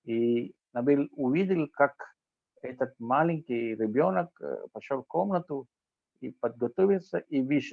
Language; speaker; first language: Russian; non-native, fluent; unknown